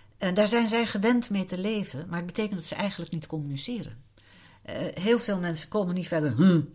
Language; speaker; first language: Dutch; native; Dutch